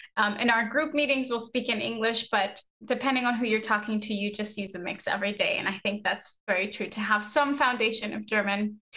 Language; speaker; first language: English; early bilingual, other home language; Spanish